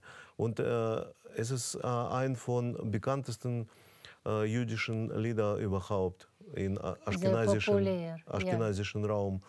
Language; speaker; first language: German; non-native, fluent; Russian